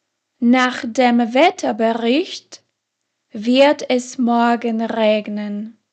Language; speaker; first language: German; non-native, fluent; Slovak